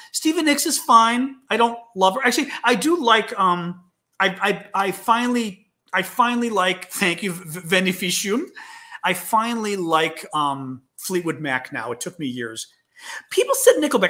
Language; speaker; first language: English; native; English